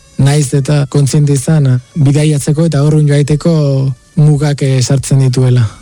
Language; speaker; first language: Basque; native; Basque